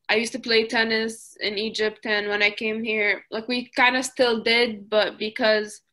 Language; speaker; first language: English; early bilingual, other home language; Arabic